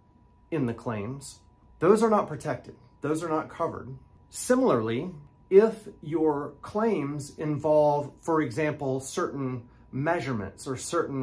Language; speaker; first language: English; native; English